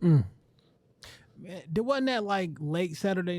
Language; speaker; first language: English; native; English